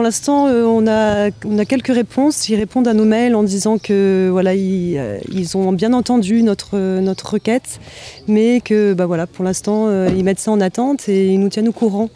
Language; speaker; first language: French; native; French